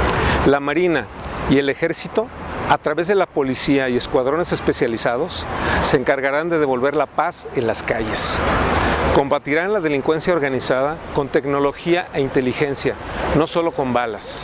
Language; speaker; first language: Spanish; native; Spanish